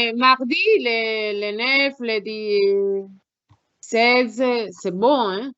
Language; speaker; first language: French; non-native, learner; Spanish